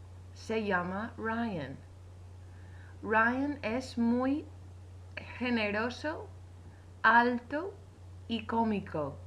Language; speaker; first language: Spanish; non-native, fluent; English